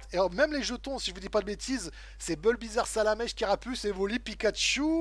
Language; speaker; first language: French; native; French